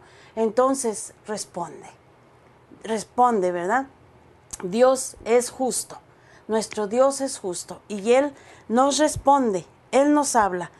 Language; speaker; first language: Spanish; native; Spanish